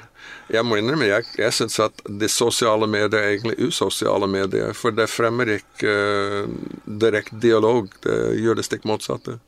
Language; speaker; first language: Norwegian; non-native, fluent; English